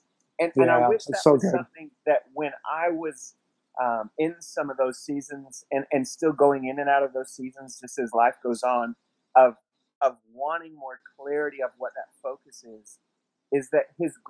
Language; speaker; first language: English; native; English